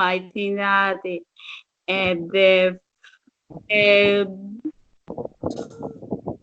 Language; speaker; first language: English; non-native, learner; Spanish